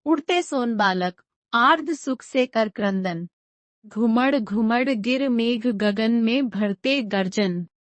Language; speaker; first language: Hindi; non-native, local second language; Telugu